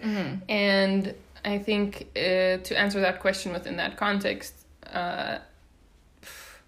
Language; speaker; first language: English; non-native, local second language; Afrikaans